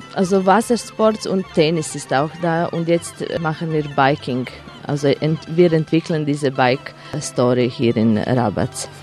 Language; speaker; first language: German; non-native, fluent; Croatian